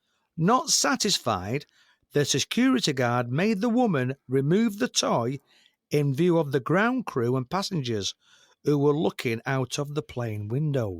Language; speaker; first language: English; native; English